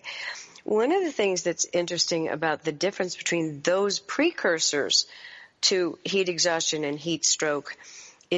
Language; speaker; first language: English; native; English